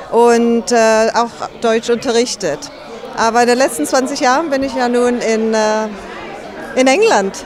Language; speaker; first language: German; early bilingual, other home language; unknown